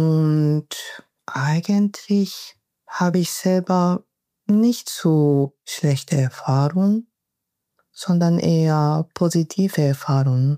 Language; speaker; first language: German; non-native, learner; Japanese